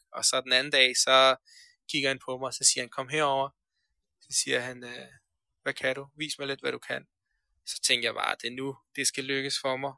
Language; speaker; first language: Danish; early bilingual, other home language; Persian